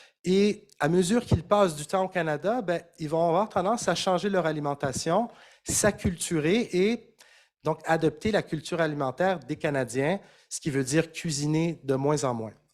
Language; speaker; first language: French; native; French